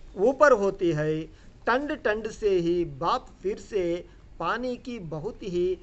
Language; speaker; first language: Hindi; non-native, local second language; Telugu